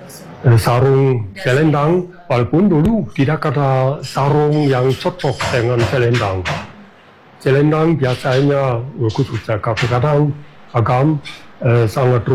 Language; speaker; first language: Indonesian; non-native, fluent; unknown